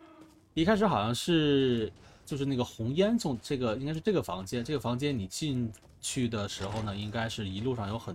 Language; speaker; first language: Chinese; native; Chinese